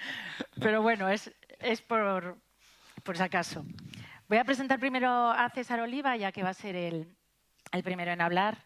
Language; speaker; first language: Spanish; native; Spanish